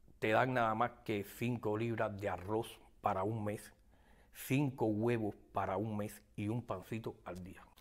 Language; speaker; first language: Spanish; native; Spanish